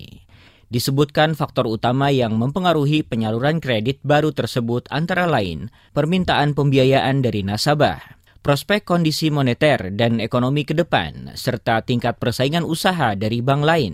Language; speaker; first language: Indonesian; native; Indonesian